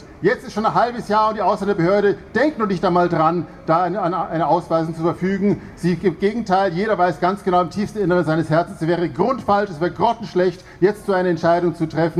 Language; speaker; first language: German; native; German